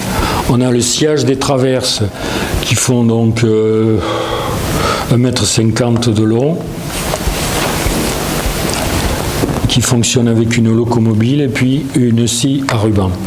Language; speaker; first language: French; native; French